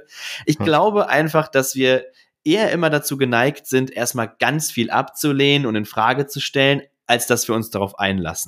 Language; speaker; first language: German; native; German